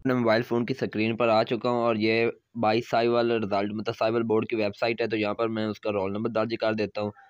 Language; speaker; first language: Urdu; non-native, local second language; Punjabi